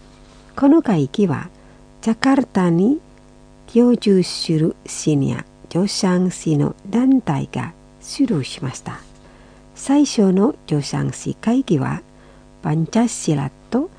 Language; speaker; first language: Japanese; non-native, fluent; Indonesian